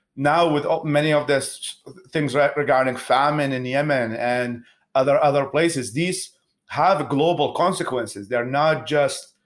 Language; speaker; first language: English; non-native, fluent; Arabic